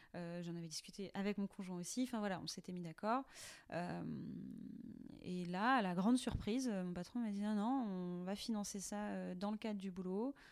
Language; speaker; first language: French; native; French